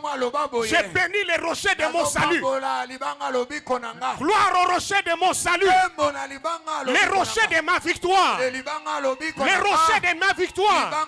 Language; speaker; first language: French; non-native, local second language; Lingala